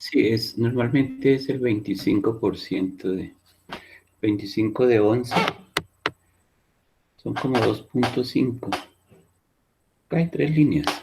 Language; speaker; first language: Spanish; native; Spanish